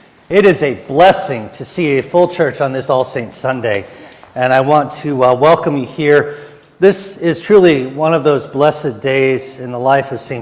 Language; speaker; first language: English; native; English